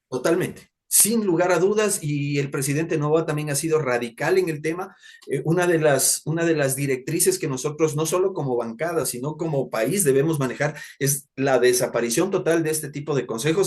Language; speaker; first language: Spanish; native; Spanish